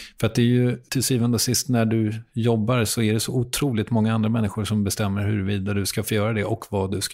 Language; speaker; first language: Swedish; native; Swedish